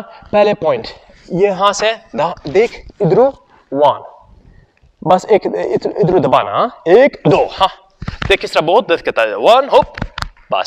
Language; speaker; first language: Hindi; non-native, learner; Arabic